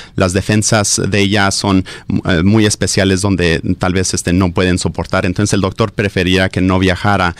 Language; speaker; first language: Spanish; early bilingual, heritage; Spanish